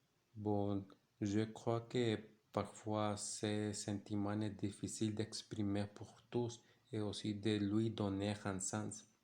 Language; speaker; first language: French; non-native, learner; Spanish